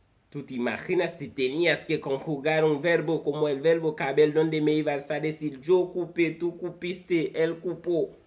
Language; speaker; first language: Spanish; non-native, fluent; Haitian Creole